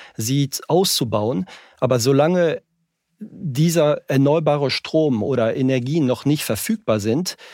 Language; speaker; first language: German; non-native, fluent; French